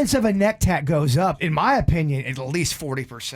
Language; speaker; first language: English; native; English